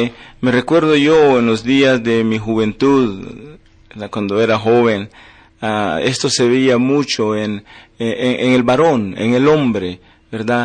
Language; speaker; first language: Spanish; native; Spanish